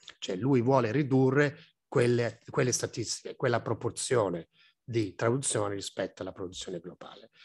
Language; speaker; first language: Italian; non-native, fluent; English